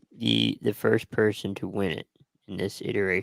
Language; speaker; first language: English; native; English